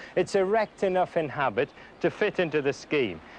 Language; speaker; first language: English; native; English